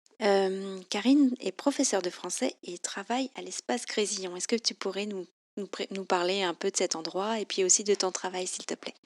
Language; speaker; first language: French; native; French